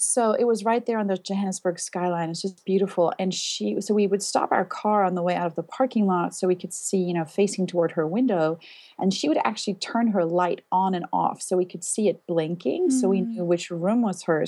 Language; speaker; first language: English; native; English